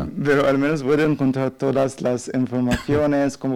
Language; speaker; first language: Spanish; non-native, learner; Arabic